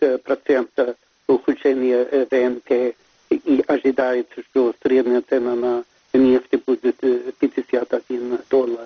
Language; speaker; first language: Russian; non-native, fluent; Swedish